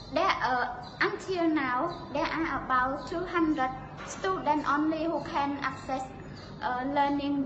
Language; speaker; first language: English; non-native, learner; Khmer